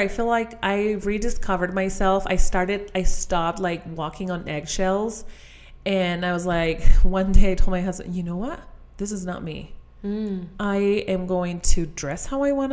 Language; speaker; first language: English; non-native, fluent; Spanish